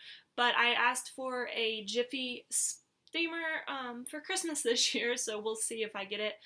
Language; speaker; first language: English; native; English